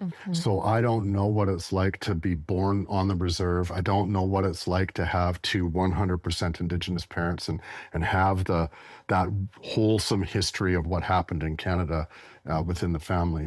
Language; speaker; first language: English; native; English